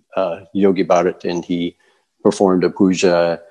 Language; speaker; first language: English; native; English